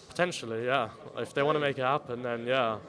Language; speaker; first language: English; native; English